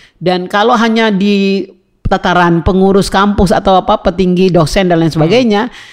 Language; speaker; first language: Indonesian; native; Indonesian